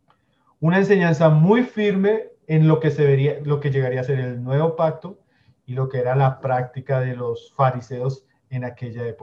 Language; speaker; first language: Spanish; native; Spanish